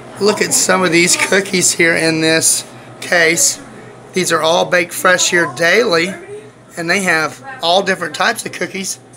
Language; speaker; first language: English; native; English